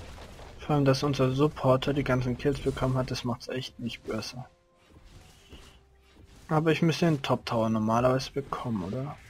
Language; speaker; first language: German; native; German